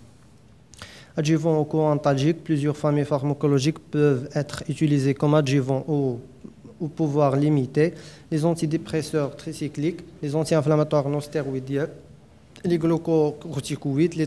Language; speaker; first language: French; non-native, local second language; Arabic